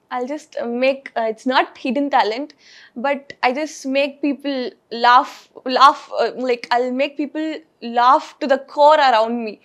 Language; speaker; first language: English; non-native, local second language; Tamil